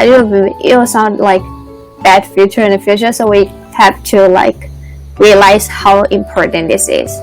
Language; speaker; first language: English; non-native, learner; Chinese